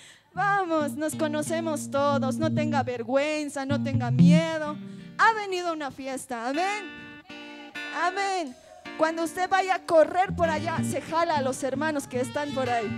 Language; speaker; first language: Spanish; native; Spanish